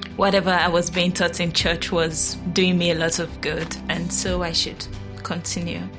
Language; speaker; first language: English; non-native, local second language; Yoruba